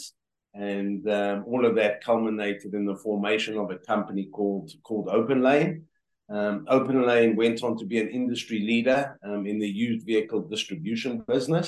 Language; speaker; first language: English; native; English